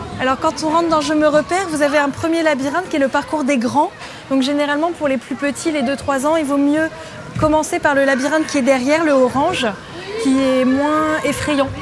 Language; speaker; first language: French; native; French